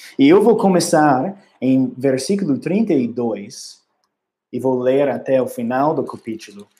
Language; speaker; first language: Portuguese; non-native, learner; English